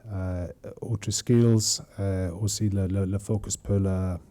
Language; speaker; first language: French; non-native, learner; English